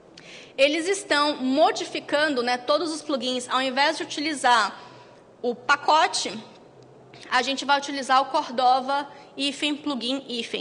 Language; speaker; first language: Portuguese; native; Portuguese